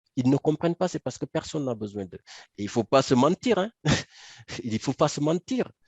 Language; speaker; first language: French; non-native, local second language; Wolof